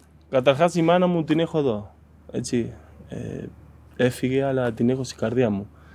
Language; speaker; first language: Greek; non-native, fluent; Spanish